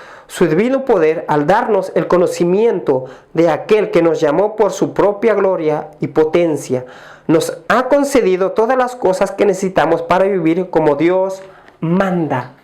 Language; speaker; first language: Spanish; native; Spanish